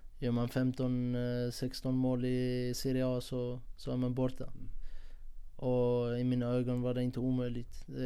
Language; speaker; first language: Swedish; non-native, fluent; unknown